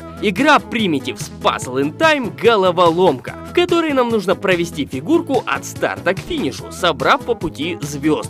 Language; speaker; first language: Russian; native; Russian